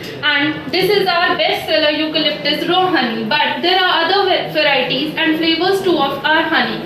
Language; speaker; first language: English; non-native, local second language; Hindi